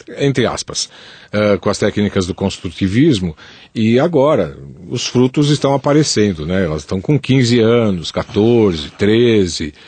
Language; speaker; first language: Portuguese; native; Portuguese